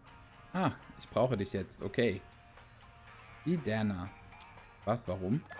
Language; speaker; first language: German; native; German